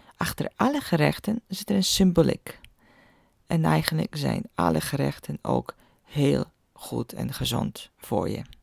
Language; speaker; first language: Dutch; non-native, fluent; Polish